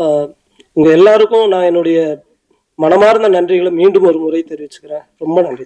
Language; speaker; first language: Tamil; native; Tamil